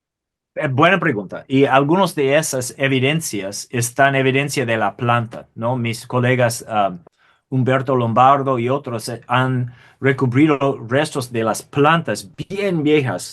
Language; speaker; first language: Spanish; non-native, fluent; English